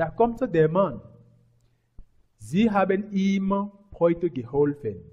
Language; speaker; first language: German; non-native, fluent; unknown